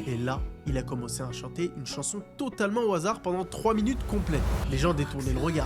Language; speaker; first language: French; native; French